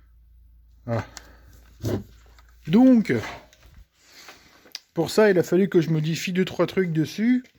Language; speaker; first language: French; native; French